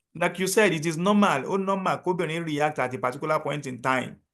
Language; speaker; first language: English; non-native, local second language; Yoruba